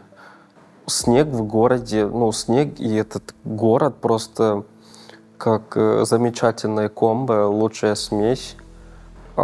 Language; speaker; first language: Russian; non-native, fluent; Korean